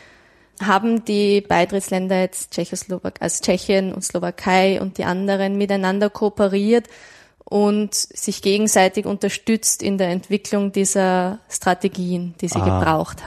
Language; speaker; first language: German; native; German